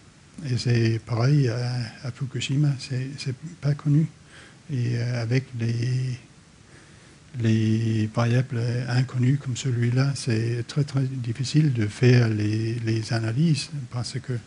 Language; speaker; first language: French; non-native, fluent; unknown